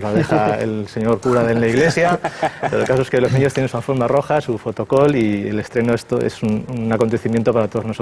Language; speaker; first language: Spanish; native; Spanish